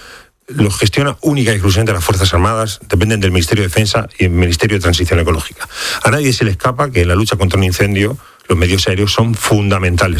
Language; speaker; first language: Spanish; native; Spanish